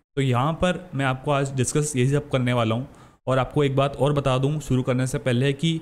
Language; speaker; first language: Hindi; native; Hindi